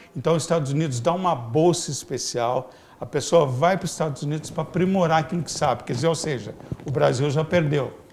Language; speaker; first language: Portuguese; native; Portuguese